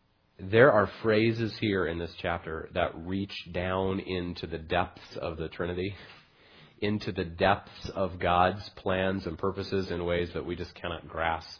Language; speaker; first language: English; native; English